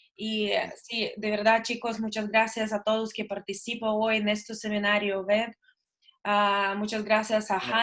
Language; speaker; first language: Spanish; non-native, learner; Russian